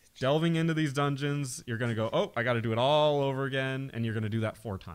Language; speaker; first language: English; native; English